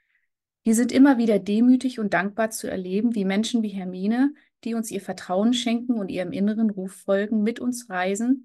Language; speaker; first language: German; native; German